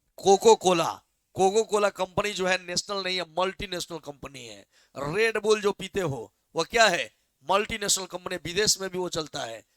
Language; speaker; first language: Hindi; native; Hindi